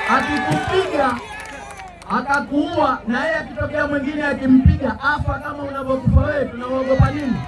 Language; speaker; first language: Swahili; native; Swahili